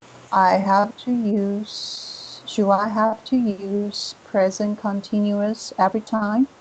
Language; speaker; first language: English; non-native, learner; Chinese